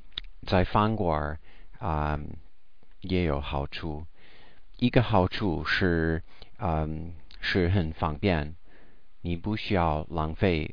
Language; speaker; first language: Chinese; non-native, learner; English